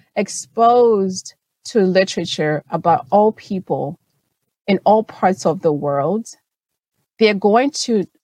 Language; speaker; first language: English; non-native, local second language; Shona